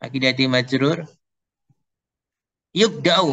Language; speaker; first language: Arabic; non-native, fluent; Indonesian